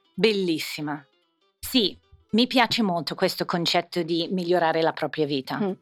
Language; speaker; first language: Italian; non-native, fluent; English